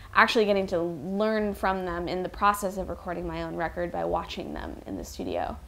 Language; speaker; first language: English; native; English